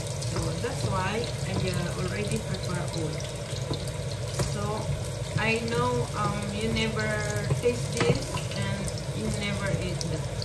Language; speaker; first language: English; non-native, learner; Filipino